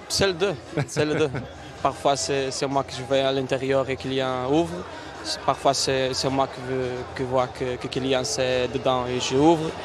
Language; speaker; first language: French; non-native, fluent; Portuguese